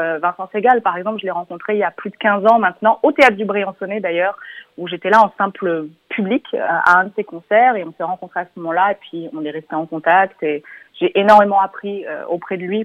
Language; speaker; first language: French; native; French